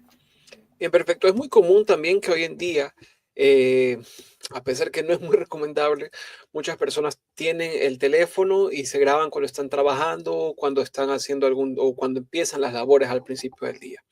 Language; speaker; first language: Spanish; native; Spanish